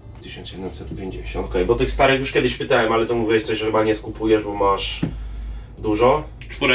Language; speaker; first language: Polish; native; Polish